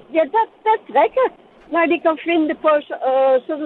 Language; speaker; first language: Danish; non-native, fluent; Dutch